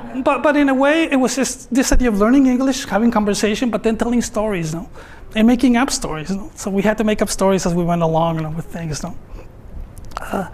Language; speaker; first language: English; non-native, fluent; Spanish